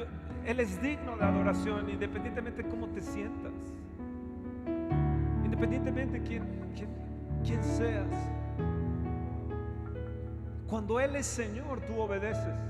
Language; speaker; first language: Spanish; native; Spanish